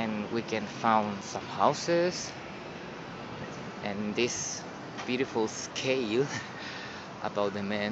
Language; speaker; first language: English; non-native, learner; Spanish